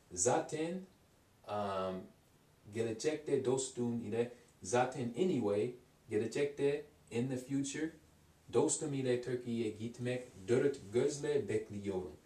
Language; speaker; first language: Turkish; non-native, learner; English